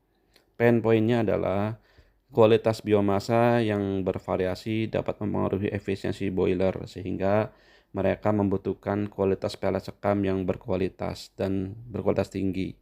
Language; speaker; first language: Indonesian; native; Indonesian